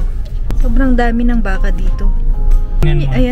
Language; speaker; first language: Filipino; native; Filipino